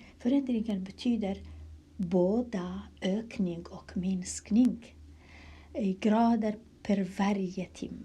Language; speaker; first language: Swedish; non-native, fluent; Kurdish